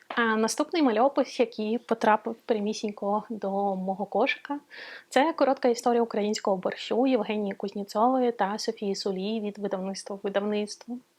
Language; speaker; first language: Ukrainian; non-native, local second language; Russian